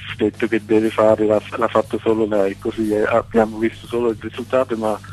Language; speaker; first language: Italian; non-native, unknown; Swiss German